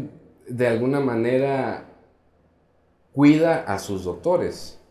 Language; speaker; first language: Spanish; native; Spanish